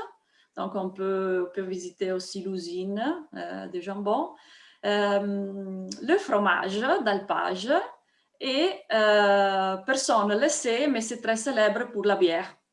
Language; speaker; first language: French; non-native, fluent; Italian